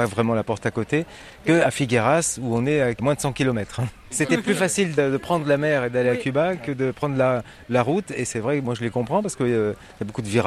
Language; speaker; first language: French; native; French